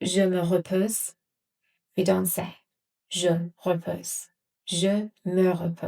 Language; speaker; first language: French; non-native, fluent; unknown